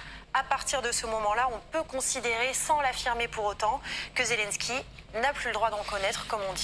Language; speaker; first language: French; native; French